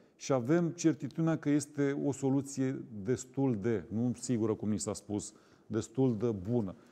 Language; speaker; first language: Romanian; native; Romanian